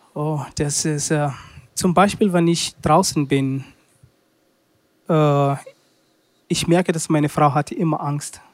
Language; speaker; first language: German; non-native, learner; Swahili